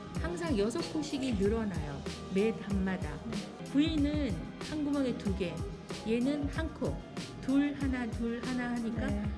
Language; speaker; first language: Korean; native; Korean